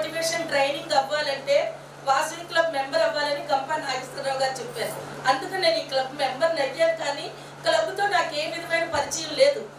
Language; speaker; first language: Telugu; native; Telugu